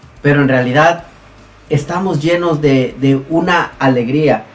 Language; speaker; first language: Spanish; native; Spanish